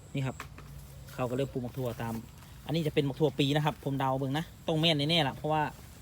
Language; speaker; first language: Thai; native; Thai